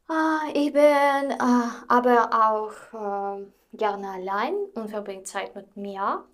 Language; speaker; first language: German; non-native, fluent; Russian